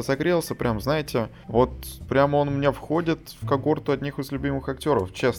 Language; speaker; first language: Russian; native; Russian